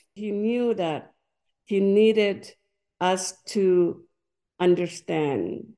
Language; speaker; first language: English; non-native, fluent; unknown